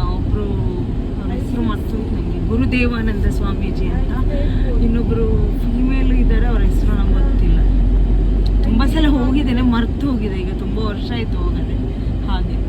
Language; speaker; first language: Kannada; non-native, local second language; Tulu